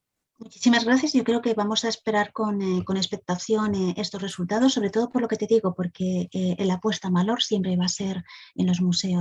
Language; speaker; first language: Spanish; native; Spanish